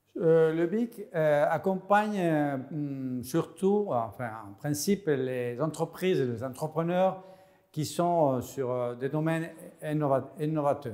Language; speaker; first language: French; non-native, fluent; Spanish